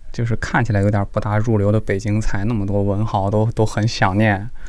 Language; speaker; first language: Chinese; native; Chinese